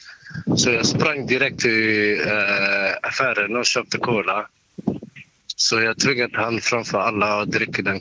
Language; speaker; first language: Swedish; non-native, learner; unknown